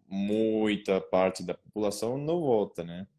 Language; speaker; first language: Portuguese; non-native, learner; Spanish